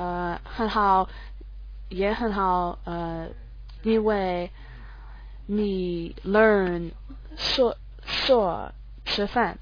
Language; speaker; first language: Chinese; non-native, learner; English